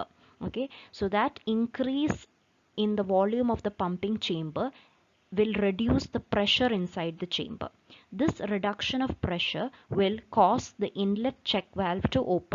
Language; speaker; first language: English; non-native, local second language; Malayalam